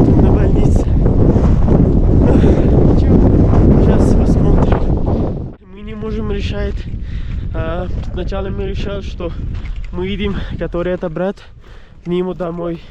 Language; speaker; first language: Russian; non-native, learner; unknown